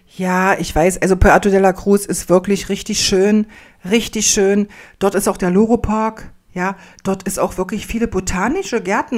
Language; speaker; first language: German; native; German